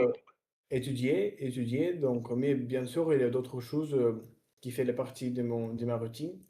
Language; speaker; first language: French; non-native, fluent; Russian